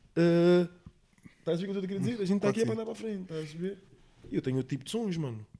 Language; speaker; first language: Portuguese; early bilingual, heritage; English